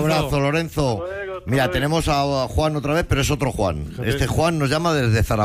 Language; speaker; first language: Spanish; native; Spanish